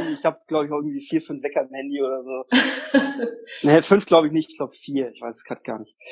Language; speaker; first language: German; early bilingual, other home language; Polish